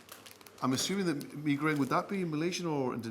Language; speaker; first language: English; early bilingual, other home language; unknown